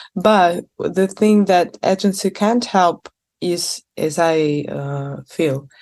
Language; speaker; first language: English; non-native, fluent; Russian